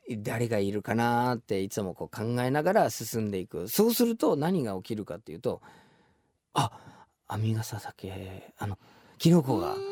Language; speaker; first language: Japanese; non-native, fluent; English